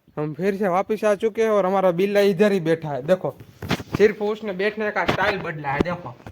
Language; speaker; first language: Hindi; non-native, local second language; Gujarati